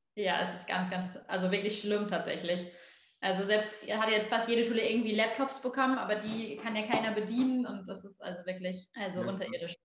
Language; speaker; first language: German; native; German